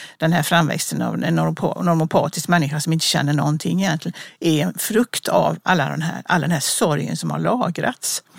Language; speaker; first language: Swedish; native; Swedish